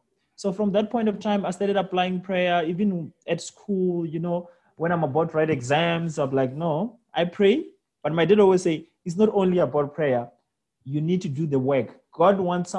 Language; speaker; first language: English; non-native, local second language; Venda